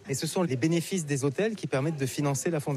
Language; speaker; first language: French; native; French